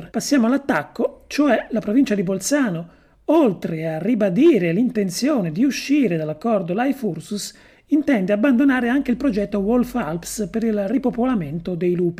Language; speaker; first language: Italian; native; Italian